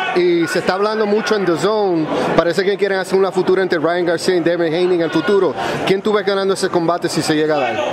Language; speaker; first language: Spanish; native; Spanish